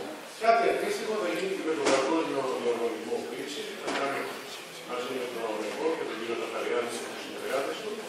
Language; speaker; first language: Greek; native; Greek